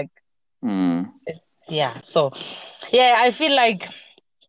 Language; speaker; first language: English; non-native, local second language; Southern Sotho